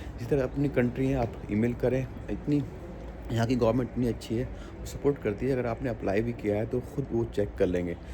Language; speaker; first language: Urdu; non-native, local second language; Punjabi